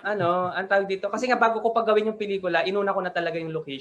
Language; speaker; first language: Filipino; native; Filipino